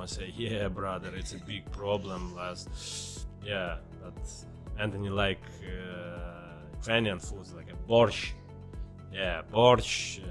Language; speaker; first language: English; non-native, learner; Ukrainian